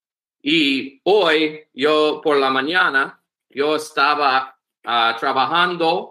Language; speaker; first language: Spanish; non-native, learner; English